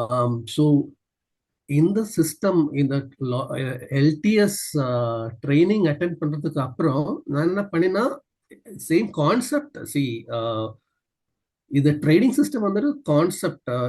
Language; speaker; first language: Tamil; non-native, learner; Malayalam